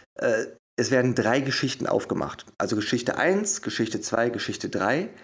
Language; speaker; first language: German; native; German